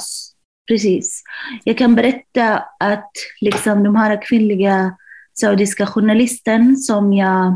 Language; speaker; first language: Swedish; non-native, fluent; Arabic